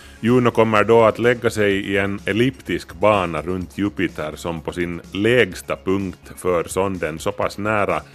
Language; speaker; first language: Swedish; native; Swedish